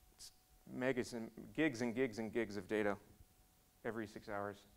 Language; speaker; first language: English; native; English